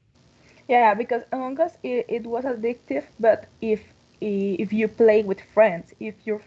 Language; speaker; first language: English; non-native, learner; Spanish